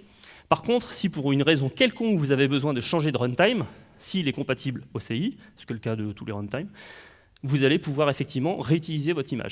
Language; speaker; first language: French; native; French